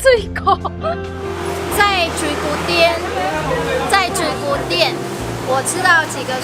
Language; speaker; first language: Chinese; non-native, fluent; Vietnamese